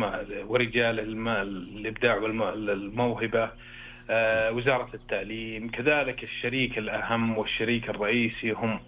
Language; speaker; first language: Arabic; native; Arabic